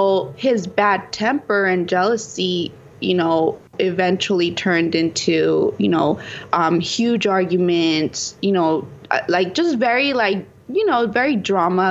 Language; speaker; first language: English; early bilingual, other home language; Spanish